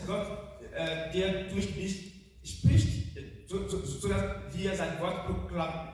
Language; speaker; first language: German; non-native, fluent; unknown